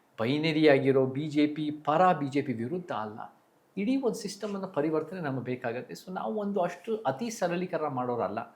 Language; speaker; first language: Kannada; early bilingual, heritage; Kannada